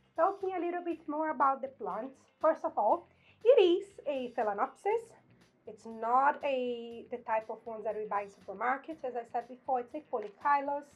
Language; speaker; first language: English; non-native, fluent; Portuguese